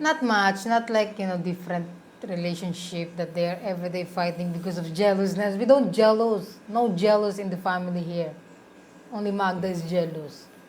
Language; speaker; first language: English; non-native, local second language; Cebuano